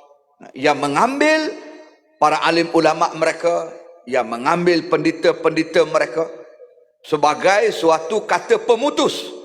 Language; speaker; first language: Malay; native; Malay